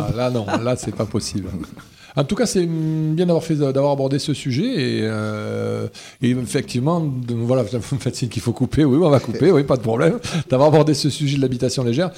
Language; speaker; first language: French; native; French